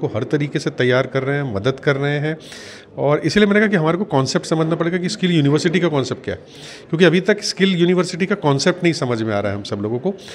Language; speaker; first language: Hindi; native; Hindi